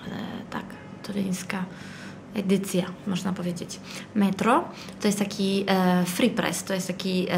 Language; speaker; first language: Polish; early bilingual, heritage; Italian